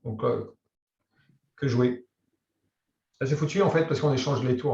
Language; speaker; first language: French; native; French